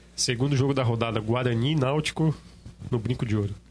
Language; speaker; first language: Portuguese; native; Portuguese